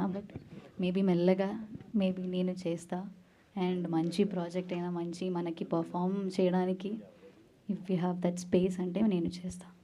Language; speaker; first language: Telugu; non-native, learner; Malayalam